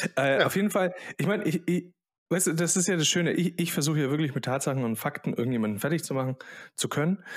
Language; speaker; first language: German; early bilingual, other home language; Polish